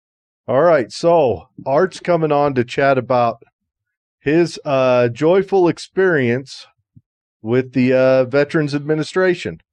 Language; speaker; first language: English; native; English